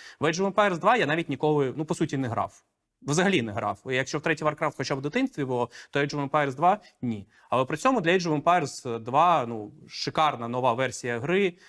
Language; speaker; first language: Ukrainian; non-native, local second language; Russian